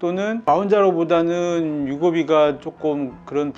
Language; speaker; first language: Korean; native; Korean